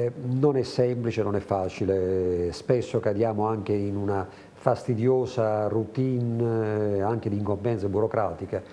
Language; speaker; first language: Italian; native; Italian